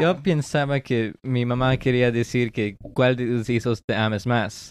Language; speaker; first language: Spanish; early bilingual, heritage; English